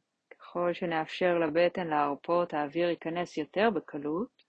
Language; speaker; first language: Hebrew; native; Hebrew